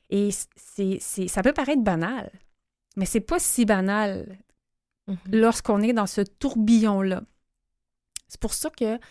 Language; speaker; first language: French; native; French